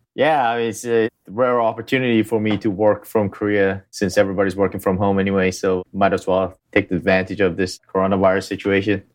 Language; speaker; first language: English; early bilingual, other home language; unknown